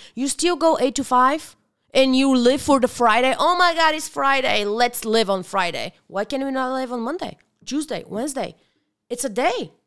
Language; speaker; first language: English; non-native, fluent; Bulgarian